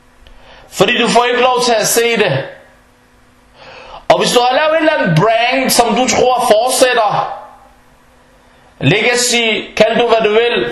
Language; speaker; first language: Danish; early bilingual, other home language; Arabic